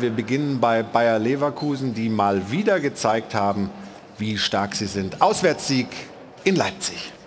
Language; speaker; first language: German; native; German